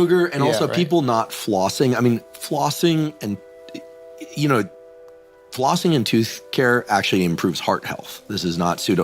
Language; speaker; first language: English; native; English